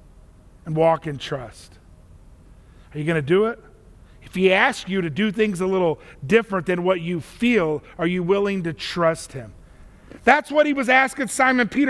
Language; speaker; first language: English; native; English